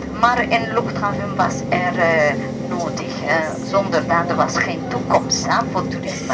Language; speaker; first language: Dutch; non-native, learner; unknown